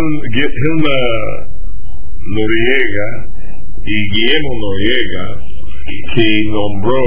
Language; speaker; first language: Spanish; non-native, fluent; English